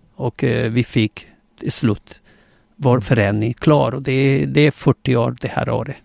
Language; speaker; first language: Swedish; non-native, fluent; Spanish